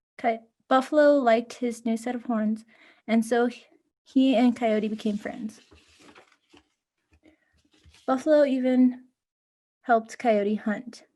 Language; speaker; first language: English; native; English